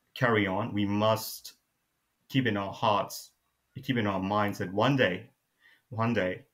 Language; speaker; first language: English; non-native, fluent; Burmese